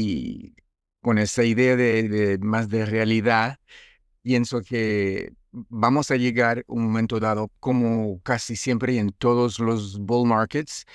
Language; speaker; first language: Spanish; non-native, fluent; French